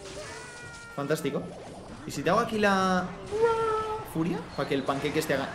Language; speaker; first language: Spanish; native; Spanish